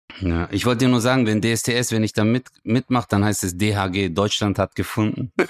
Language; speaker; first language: German; early bilingual, other home language; Turkish